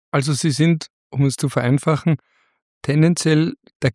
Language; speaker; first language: German; native; German